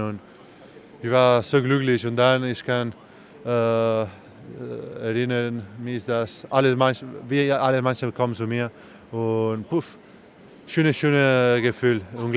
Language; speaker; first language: German; non-native, learner; Spanish